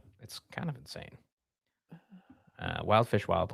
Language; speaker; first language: English; native; English